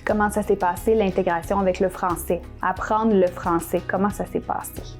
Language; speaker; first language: French; native; French